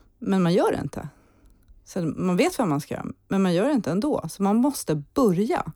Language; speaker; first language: Swedish; early bilingual, heritage; Swedish